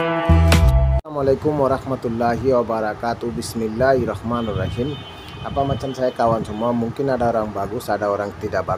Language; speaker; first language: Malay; non-native, learner; Bangla